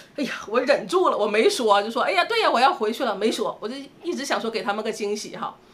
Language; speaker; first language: Chinese; native; Chinese